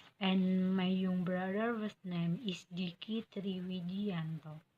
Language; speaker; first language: English; non-native, learner; Indonesian